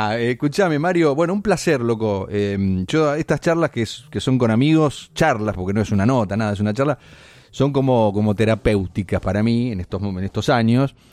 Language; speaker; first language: Spanish; native; Spanish